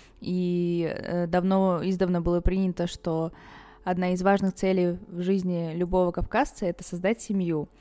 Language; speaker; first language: Russian; early bilingual, other home language; Armenian